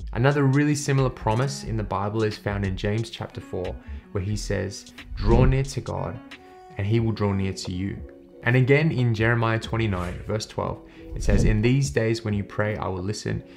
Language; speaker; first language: English; native; English